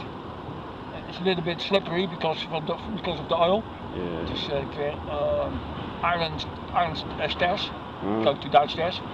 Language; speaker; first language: English; non-native, learner; Dutch